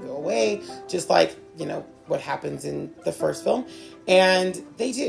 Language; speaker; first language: English; native; English